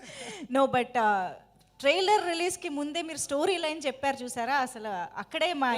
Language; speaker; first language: Telugu; native; Telugu